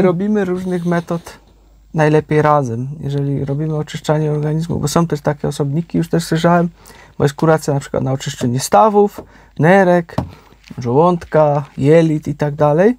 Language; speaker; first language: Polish; native; Polish